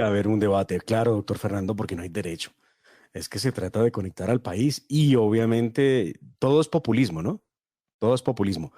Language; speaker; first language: Spanish; native; Spanish